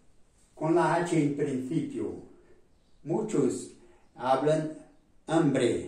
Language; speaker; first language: Spanish; non-native, fluent; Portuguese